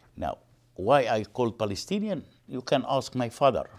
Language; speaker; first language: English; non-native, fluent; Arabic